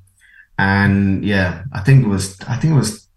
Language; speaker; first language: English; non-native, local second language; Konkani